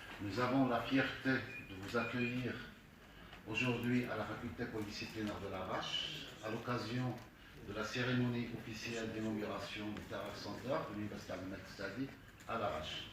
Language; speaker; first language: French; native; French